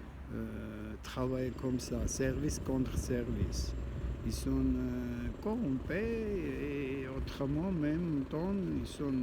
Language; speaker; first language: French; non-native, learner; Armenian